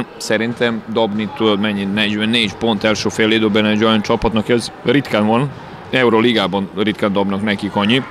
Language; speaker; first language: Hungarian; non-native, learner; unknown